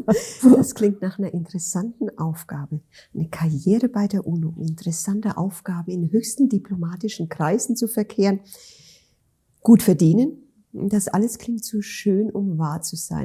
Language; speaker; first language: German; native; German